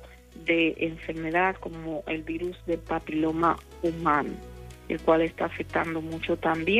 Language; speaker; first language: Spanish; native; Spanish